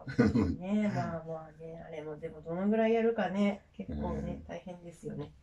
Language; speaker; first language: Japanese; native; Japanese